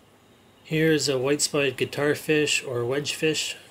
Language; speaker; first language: English; native; English